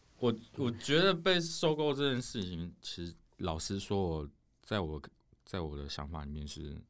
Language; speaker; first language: Chinese; native; Chinese